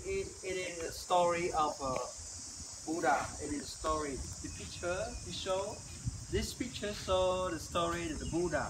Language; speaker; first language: English; non-native, learner; Khmer